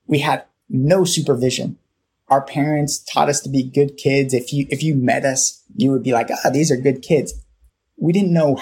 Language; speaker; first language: English; native; English